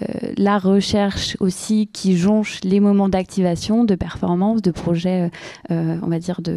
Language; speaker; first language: French; native; French